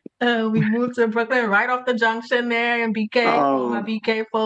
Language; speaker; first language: English; early bilingual, other home language; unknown